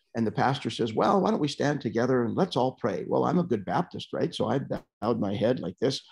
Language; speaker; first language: English; native; English